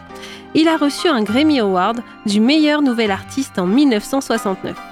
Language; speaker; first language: French; native; French